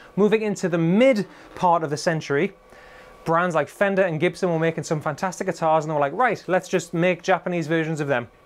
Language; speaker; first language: English; native; English